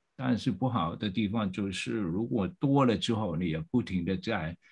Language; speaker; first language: Chinese; non-native, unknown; Cantonese